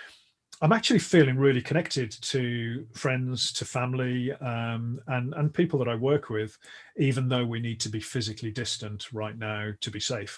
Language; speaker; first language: English; native; English